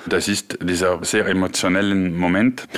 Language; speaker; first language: German; non-native, local second language; French